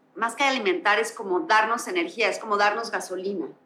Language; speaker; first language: Spanish; native; Spanish